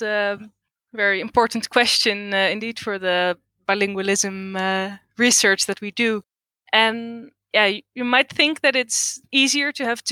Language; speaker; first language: English; non-native, fluent; Dutch